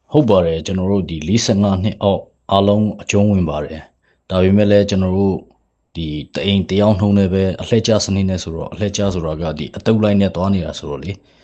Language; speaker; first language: Burmese; non-native, local second language; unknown